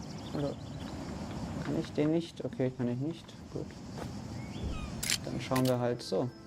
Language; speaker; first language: German; native; German